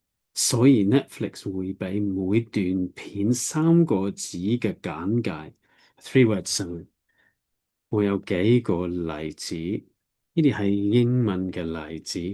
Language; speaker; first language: Cantonese; non-native, learner; English